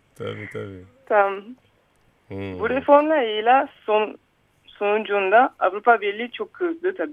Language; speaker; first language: Turkish; early bilingual, heritage; Turkish